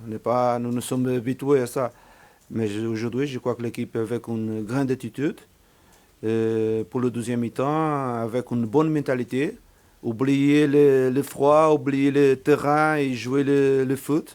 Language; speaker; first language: French; non-native, learner; Portuguese